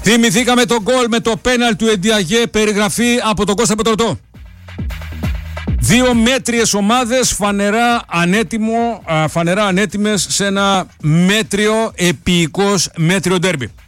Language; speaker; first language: Greek; native; Greek